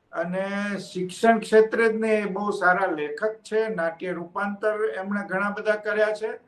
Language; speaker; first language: Gujarati; native; Gujarati